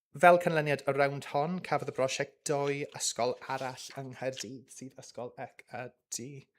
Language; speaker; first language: Welsh; non-native, local second language; English